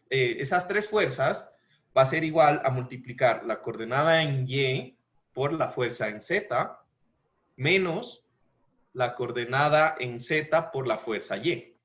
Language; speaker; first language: Spanish; native; Spanish